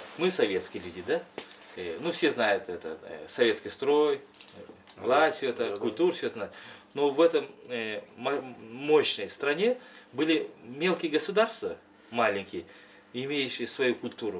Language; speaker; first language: Russian; non-native, local second language; Kyrgyz